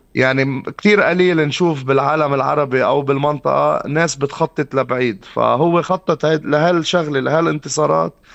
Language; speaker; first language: Arabic; native; Arabic